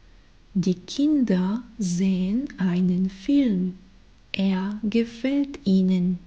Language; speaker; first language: German; non-native, fluent; Bulgarian